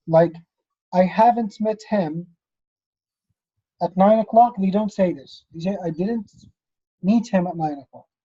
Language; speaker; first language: English; non-native, fluent; Arabic